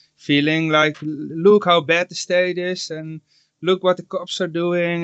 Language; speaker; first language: English; non-native, fluent; Dutch